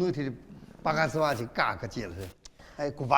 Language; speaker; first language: Russian; non-native, learner; Chinese